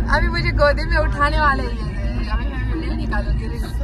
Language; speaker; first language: Hindi; non-native, local second language; Marathi